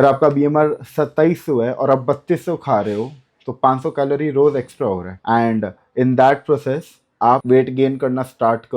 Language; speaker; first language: Hindi; non-native, local second language; Bangla